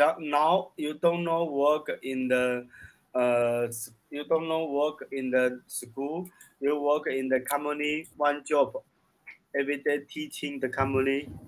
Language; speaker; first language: English; non-native, learner; Chinese